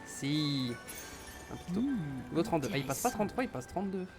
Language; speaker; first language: French; native; French